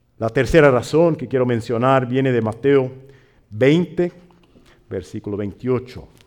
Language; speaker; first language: Spanish; non-native, fluent; English